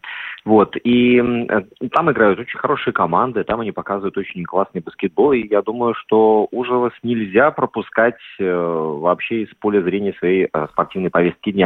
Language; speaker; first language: Russian; native; Russian